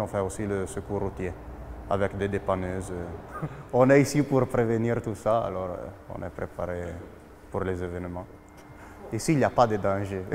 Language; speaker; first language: French; non-native, fluent; Italian